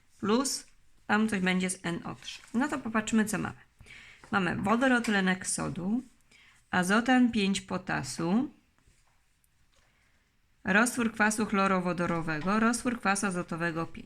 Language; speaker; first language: Polish; native; Polish